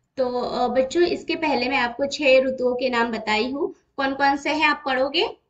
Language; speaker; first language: Hindi; non-native, local second language; Marathi